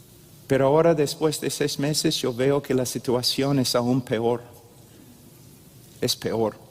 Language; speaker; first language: Spanish; non-native, fluent; English